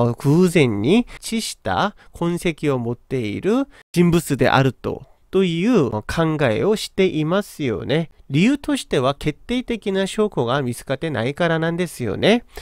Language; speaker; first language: Japanese; non-native, fluent; Korean